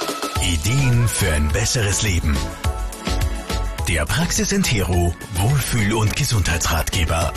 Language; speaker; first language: German; native; German